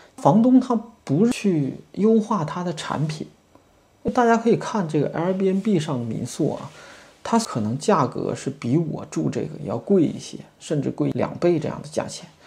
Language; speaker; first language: Chinese; native; Chinese